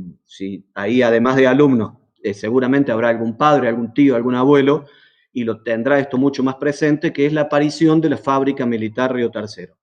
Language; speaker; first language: Spanish; native; Spanish